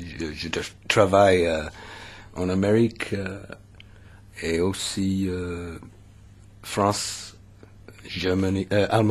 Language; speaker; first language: French; non-native, learner; English